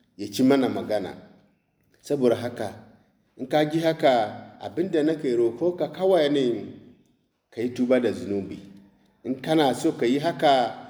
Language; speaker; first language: Hausa; non-native, local second language; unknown